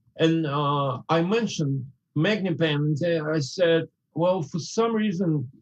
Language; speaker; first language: English; non-native, fluent; Russian